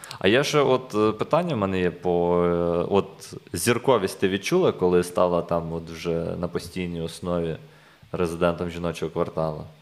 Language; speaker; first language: Ukrainian; native; Ukrainian